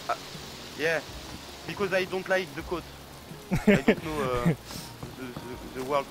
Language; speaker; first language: English; non-native, learner; French